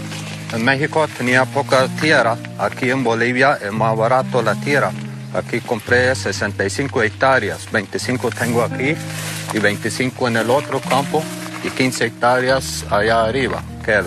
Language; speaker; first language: Spanish; non-native, local second language; Plautdietsch